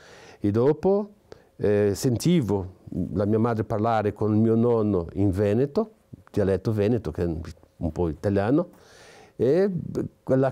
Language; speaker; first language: Italian; non-native, fluent; Portuguese